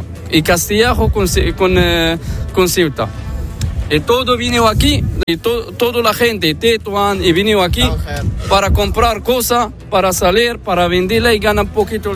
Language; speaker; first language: Spanish; non-native, learner; Arabic